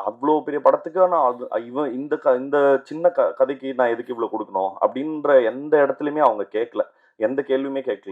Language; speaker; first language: Tamil; native; Tamil